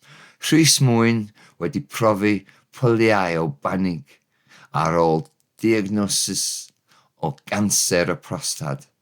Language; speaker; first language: Welsh; non-native, learner; English